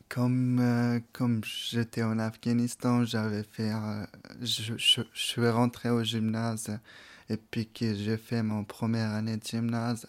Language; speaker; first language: French; non-native, fluent; Persian